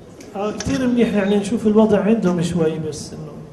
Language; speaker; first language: Arabic; native; Arabic